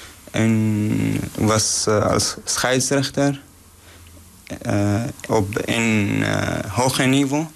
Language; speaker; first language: Dutch; non-native, learner; Arabic